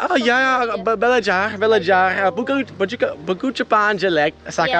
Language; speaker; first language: Indonesian; non-native, learner; English